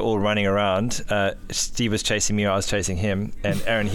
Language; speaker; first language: English; native; English